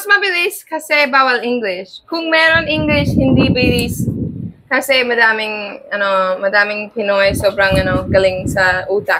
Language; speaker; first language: Filipino; non-native, learner; English